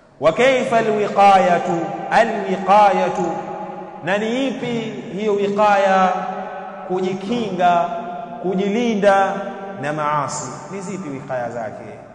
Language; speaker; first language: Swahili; native; Swahili